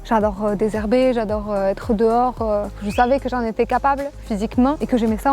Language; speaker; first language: French; native; French